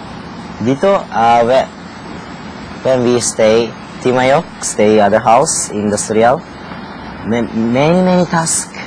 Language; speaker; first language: English; non-native, learner; Japanese